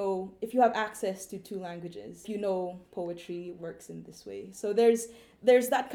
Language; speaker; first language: English; non-native, local second language; Filipino